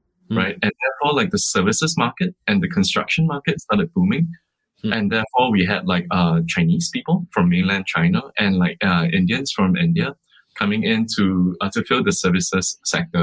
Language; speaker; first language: English; native; English